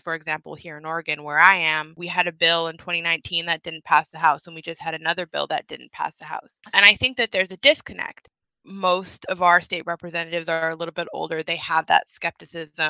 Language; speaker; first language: English; native; English